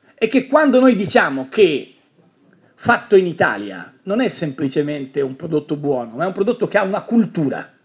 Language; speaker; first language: Italian; native; Italian